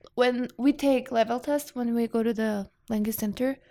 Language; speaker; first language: English; non-native, learner; Korean